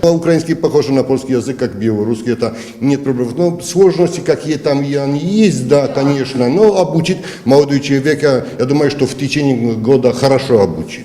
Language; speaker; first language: Russian; non-native, learner; Polish